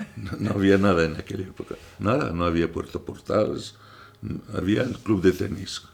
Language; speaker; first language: Spanish; non-native, fluent; Arabic